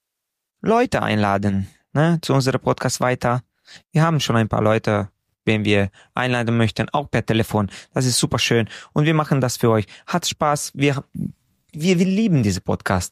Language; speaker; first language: German; non-native, fluent; Hungarian